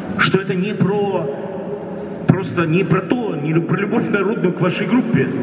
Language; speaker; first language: Russian; native; Russian